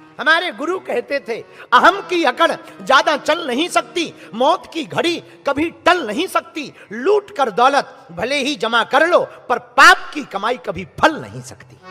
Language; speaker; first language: Hindi; native; Hindi